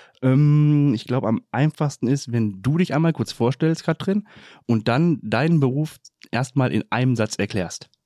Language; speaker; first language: German; native; German